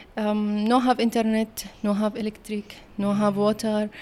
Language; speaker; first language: English; non-native, learner; Arabic